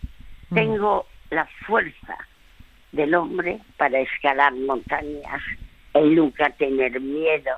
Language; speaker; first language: Spanish; early bilingual, other home language; French